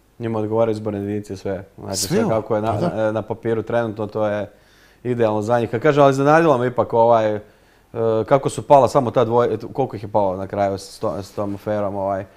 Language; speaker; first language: Croatian; native; Croatian